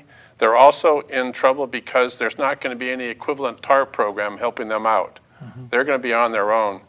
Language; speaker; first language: English; native; English